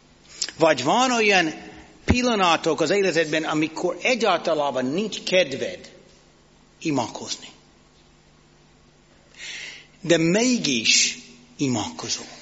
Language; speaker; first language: Hungarian; non-native, fluent; English